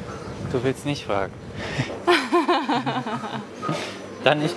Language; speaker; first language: German; non-native, learner; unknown